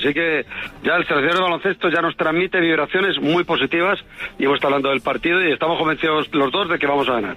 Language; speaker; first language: Spanish; native; Spanish